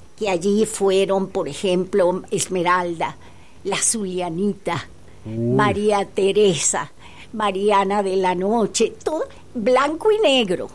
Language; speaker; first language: Spanish; native; Spanish